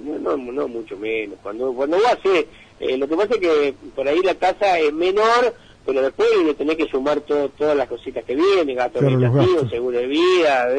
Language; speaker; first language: Spanish; native; Spanish